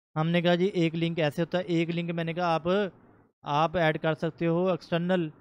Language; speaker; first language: Urdu; native; Urdu